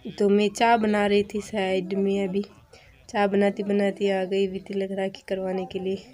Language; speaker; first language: Hindi; native; Hindi